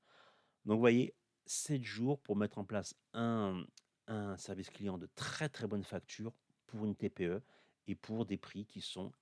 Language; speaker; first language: French; native; French